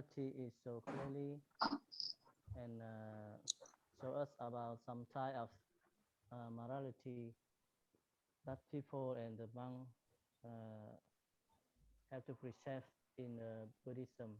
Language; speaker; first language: English; non-native, learner; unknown